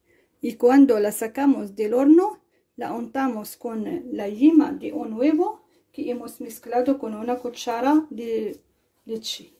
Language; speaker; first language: Spanish; non-native, fluent; Arabic